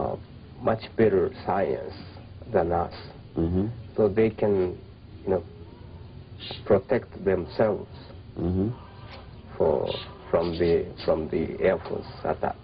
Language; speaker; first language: English; non-native, fluent; Japanese